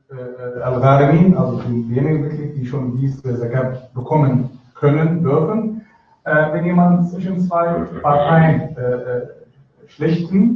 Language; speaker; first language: German; non-native, fluent; Arabic